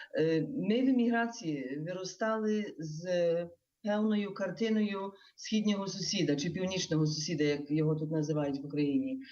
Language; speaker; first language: Ukrainian; early bilingual, heritage; Ukrainian